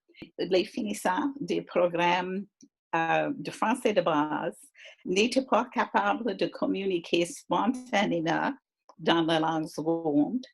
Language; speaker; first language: French; non-native, fluent; English